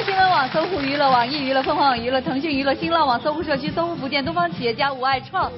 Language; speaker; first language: Chinese; native; Chinese